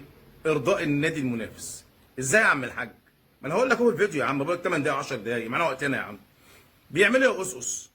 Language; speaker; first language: Arabic; native; Arabic